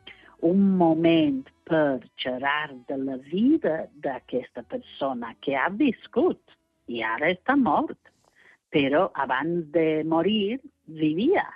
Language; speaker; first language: Catalan; non-native, fluent; English